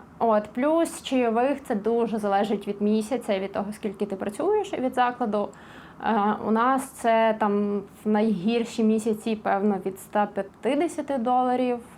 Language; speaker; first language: Ukrainian; native; Ukrainian